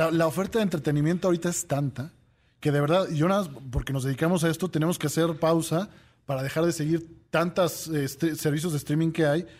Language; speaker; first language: Spanish; native; Spanish